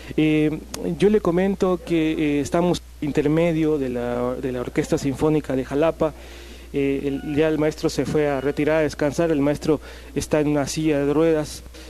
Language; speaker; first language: Spanish; native; Spanish